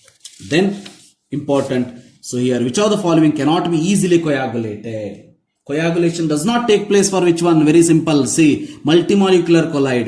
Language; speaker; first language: English; non-native, local second language; Kannada